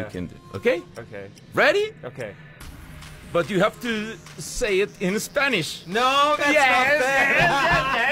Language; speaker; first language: English; non-native, fluent; Spanish